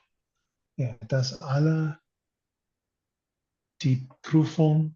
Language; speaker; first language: German; non-native, learner; English